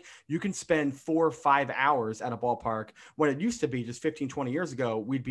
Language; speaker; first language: English; native; English